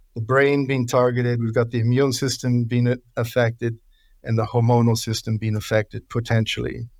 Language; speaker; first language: English; native; English